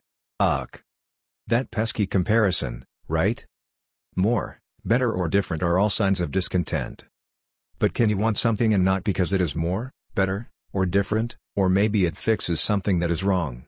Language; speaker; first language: English; non-native, fluent; Hungarian